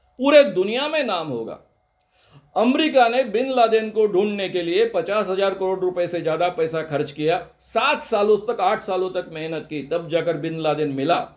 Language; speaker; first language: Hindi; non-native, local second language; Marathi